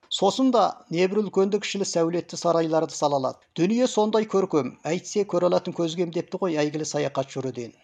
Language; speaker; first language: Kazakh; native; Kazakh